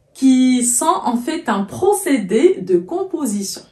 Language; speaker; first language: French; non-native, local second language; Arabic